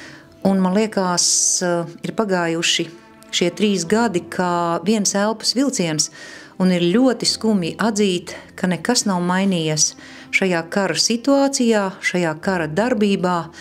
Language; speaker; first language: Latvian; native; Latvian